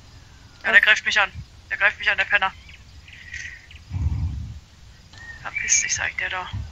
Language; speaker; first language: German; native; German